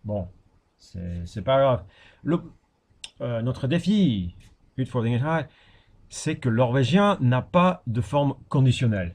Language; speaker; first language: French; non-native, fluent; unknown